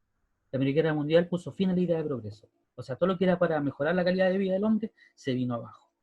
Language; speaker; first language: Spanish; native; Spanish